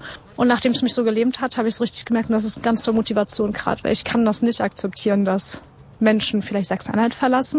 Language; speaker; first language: German; native; German